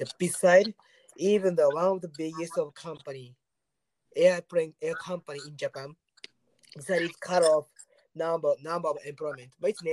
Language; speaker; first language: English; non-native, learner; Japanese